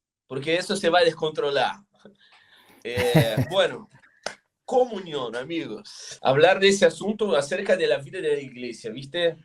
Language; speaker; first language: Spanish; non-native, fluent; Portuguese